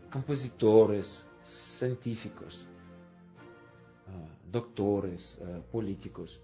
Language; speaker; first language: Spanish; non-native, fluent; Russian